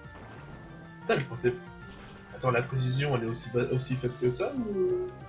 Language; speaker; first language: French; native; French